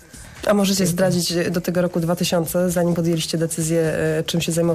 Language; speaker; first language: Polish; native; Polish